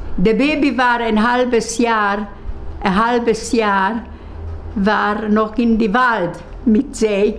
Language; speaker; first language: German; non-native, learner; Hungarian